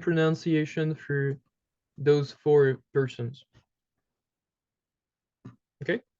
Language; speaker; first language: English; non-native, fluent; French